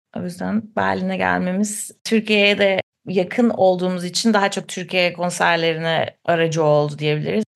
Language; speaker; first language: Turkish; native; Turkish